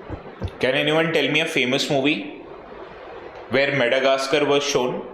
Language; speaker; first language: English; non-native, local second language; Hindi